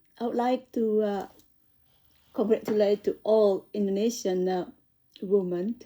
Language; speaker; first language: English; non-native, learner; Indonesian